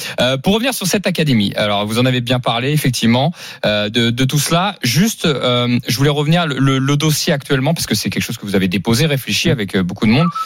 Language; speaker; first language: French; native; French